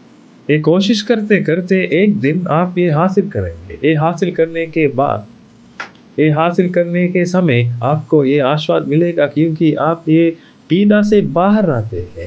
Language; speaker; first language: Hindi; non-native, fluent; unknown